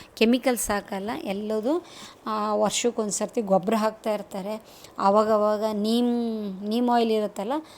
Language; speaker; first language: Kannada; native; Kannada